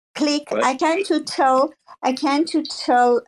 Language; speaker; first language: English; non-native, learner; Persian